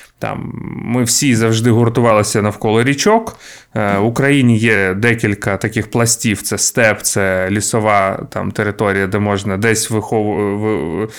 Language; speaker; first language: Ukrainian; non-native, local second language; Russian